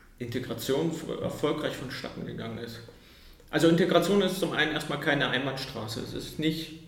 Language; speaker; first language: German; native; German